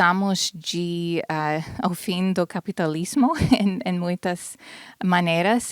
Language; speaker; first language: Portuguese; non-native, fluent; English